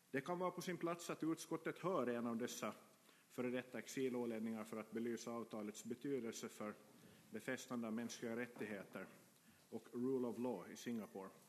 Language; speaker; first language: Swedish; native; Swedish